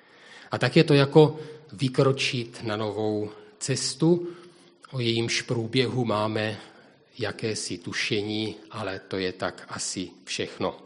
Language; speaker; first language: Czech; native; Czech